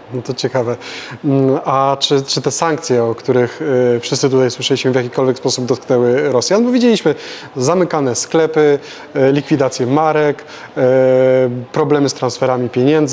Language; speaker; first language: Polish; native; Polish